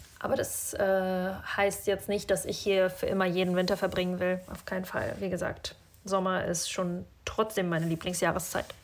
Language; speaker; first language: German; early bilingual, other home language; Russian